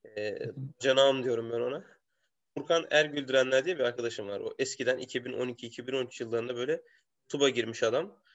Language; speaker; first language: Turkish; native; Turkish